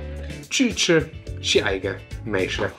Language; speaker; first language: Chinese; non-native, fluent; German